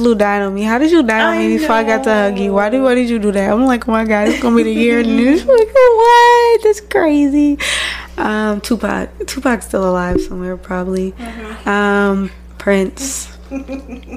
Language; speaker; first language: English; native; English